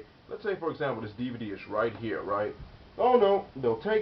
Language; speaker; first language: English; native; English